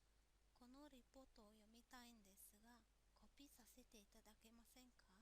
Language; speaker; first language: Japanese; non-native, fluent; Mongolian